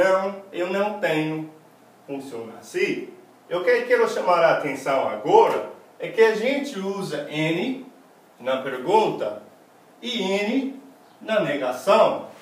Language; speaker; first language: Portuguese; non-native, fluent; English